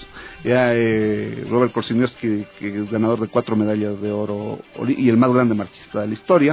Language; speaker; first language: Spanish; native; Spanish